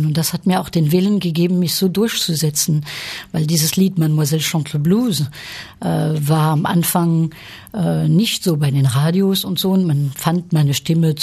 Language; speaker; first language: German; early bilingual, heritage; French